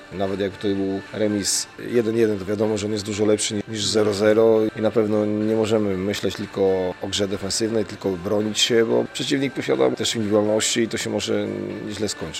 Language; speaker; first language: Polish; native; Polish